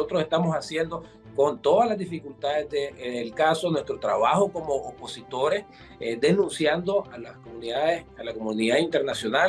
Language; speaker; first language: Spanish; native; Spanish